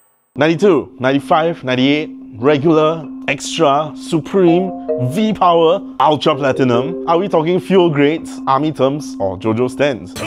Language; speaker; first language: English; native; English